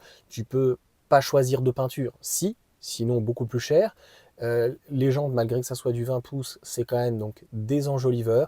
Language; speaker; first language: French; native; French